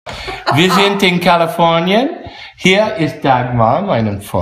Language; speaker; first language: German; non-native, learner; English